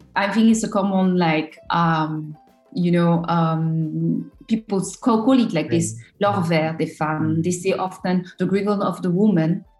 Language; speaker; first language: English; non-native, fluent; French